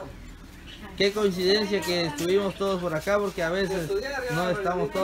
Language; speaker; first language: Spanish; native; Spanish